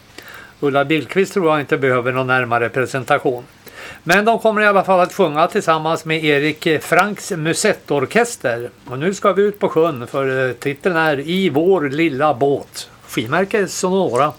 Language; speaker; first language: Swedish; native; Swedish